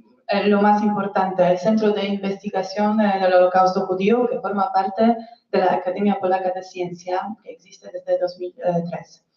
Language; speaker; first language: Spanish; non-native, fluent; Polish